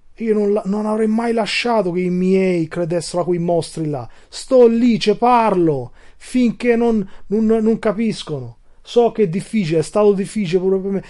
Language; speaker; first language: Italian; non-native, fluent; Albanian